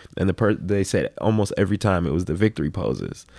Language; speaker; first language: English; native; English